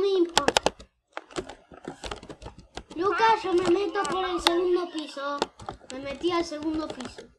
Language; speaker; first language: Spanish; native; Spanish